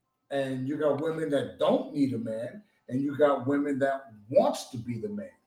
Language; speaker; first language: English; non-native, fluent; Spanish